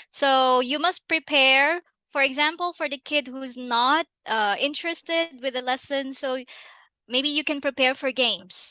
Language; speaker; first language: English; non-native, fluent; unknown